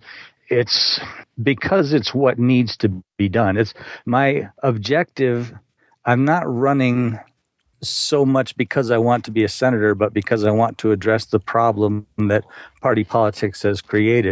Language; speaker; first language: English; native; English